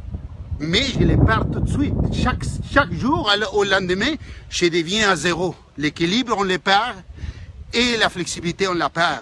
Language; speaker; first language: French; non-native, fluent; Spanish